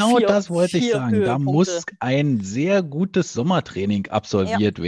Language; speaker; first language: German; native; German